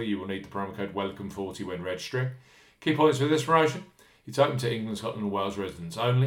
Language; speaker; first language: English; native; English